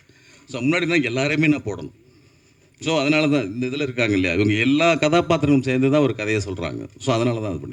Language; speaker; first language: Tamil; native; Tamil